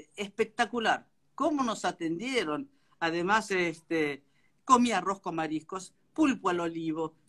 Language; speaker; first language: Spanish; non-native, local second language; German